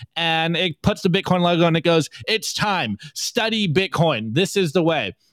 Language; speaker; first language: English; native; English